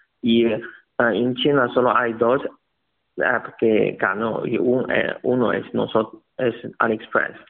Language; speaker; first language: Spanish; non-native, learner; Chinese